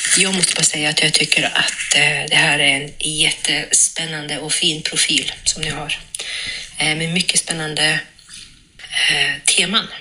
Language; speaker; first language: Swedish; early bilingual, other home language; Kurdish